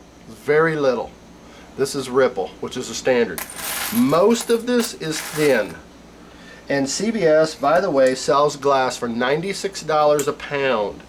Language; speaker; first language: English; native; English